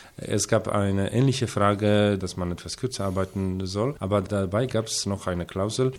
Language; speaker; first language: German; non-native, fluent; Polish